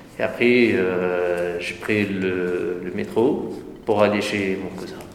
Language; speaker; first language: French; non-native, learner; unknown